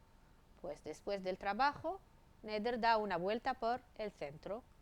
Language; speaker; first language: Spanish; non-native, fluent; Arabic